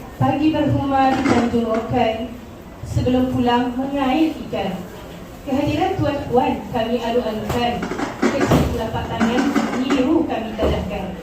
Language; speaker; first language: Malay; native; Malay